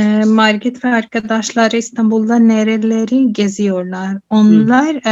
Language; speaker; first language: Turkish; non-native, learner; Urdu